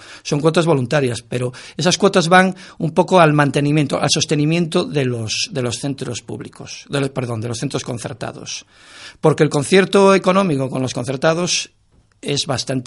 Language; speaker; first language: Spanish; native; Spanish